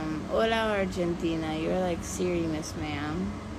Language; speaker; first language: English; native; English